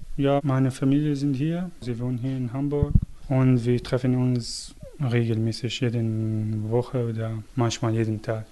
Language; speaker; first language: German; non-native, fluent; Arabic